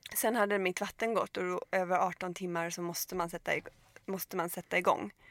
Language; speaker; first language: Swedish; native; Swedish